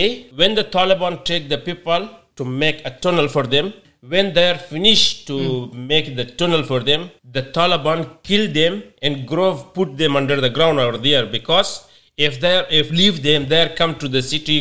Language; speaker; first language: English; non-native, learner; Persian